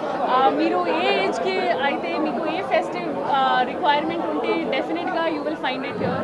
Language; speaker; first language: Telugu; non-native, local second language; Hindi